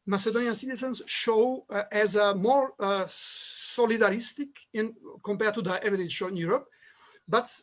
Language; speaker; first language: English; non-native, fluent; Macedonian